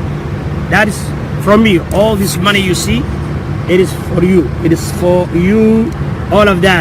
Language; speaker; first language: English; non-native, fluent; Somali